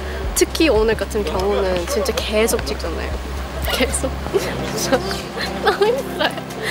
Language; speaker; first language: Korean; non-native, fluent; Thai